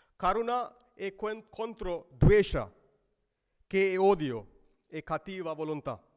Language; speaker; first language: Italian; non-native, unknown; Sinhala